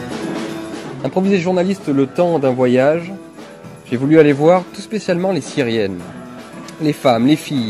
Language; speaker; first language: French; native; French